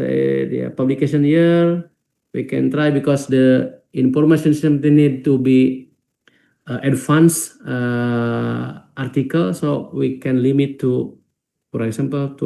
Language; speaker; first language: English; non-native, fluent; Indonesian